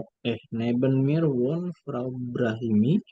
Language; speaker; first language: German; non-native, learner; Indonesian